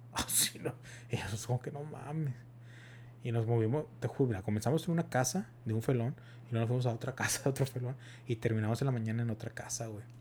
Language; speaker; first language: Spanish; early bilingual, heritage; Spanish